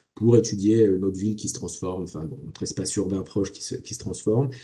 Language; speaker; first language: French; native; French